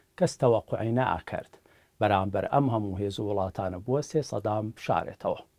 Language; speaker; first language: Central Kurdish; native; Central Kurdish